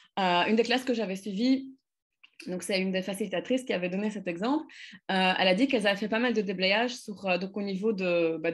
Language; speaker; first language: French; non-native, fluent; Polish